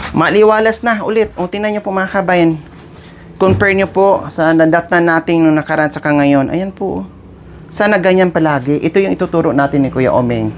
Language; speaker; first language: Filipino; non-native, local second language; Cebuano